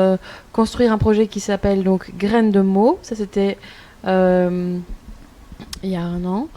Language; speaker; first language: French; native; French